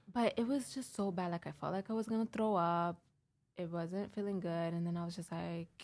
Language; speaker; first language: English; early bilingual, heritage; English